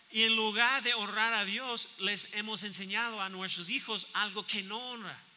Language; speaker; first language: Spanish; non-native, fluent; English